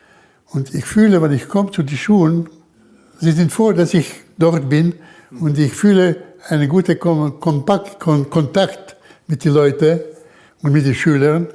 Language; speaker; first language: German; early bilingual, heritage; German